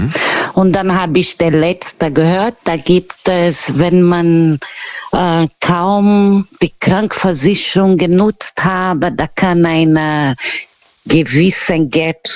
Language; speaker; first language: German; non-native, fluent; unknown